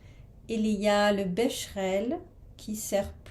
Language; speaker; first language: French; non-native, fluent; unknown